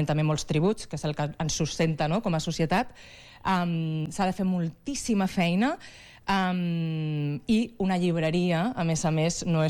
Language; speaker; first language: Catalan; native; Catalan